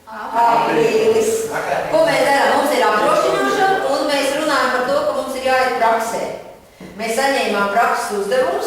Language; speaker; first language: Latvian; native; Latvian